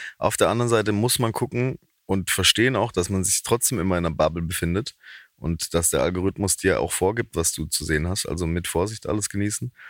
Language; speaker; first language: German; native; German